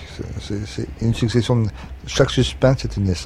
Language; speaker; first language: French; native; French